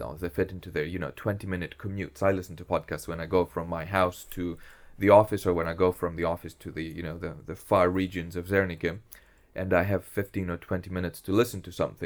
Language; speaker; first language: English; non-native, fluent; Greek